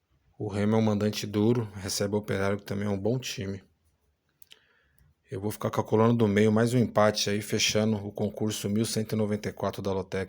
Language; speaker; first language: Portuguese; native; Portuguese